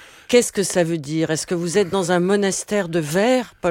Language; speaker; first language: French; native; French